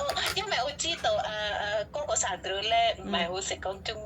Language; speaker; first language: Cantonese; non-native, fluent; Javanese